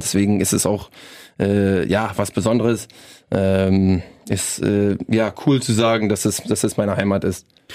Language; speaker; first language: German; non-native, fluent; English